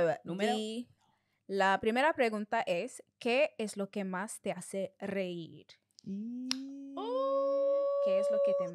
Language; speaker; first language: Spanish; non-native, learner; English